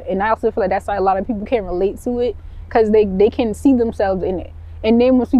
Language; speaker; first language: English; early bilingual, other home language; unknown